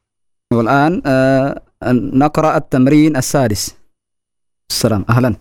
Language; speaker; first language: Arabic; non-native, fluent; Indonesian